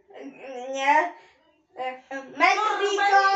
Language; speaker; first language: Polish; non-native, learner; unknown